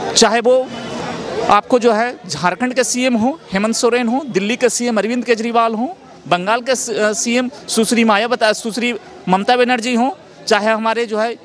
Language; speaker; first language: Hindi; native; Hindi